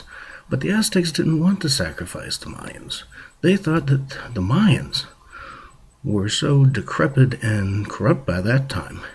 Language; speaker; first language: English; native; English